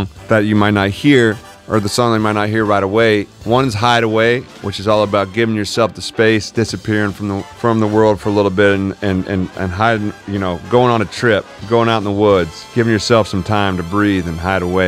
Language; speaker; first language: English; native; English